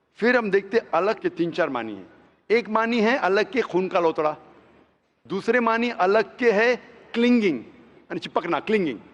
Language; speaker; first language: Hindi; non-native, local second language; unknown